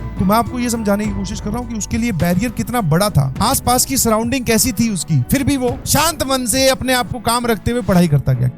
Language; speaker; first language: Hindi; native; Hindi